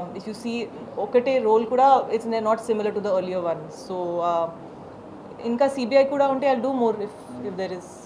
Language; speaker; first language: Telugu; non-native, learner; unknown